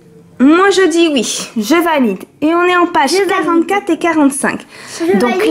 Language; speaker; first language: French; native; French